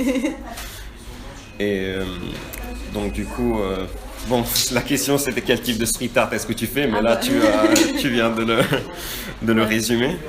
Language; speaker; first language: French; native; French